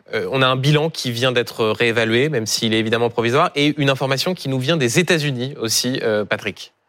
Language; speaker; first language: French; native; French